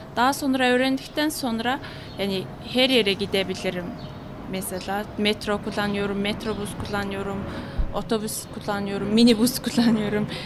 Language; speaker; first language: Turkish; non-native, fluent; Mongolian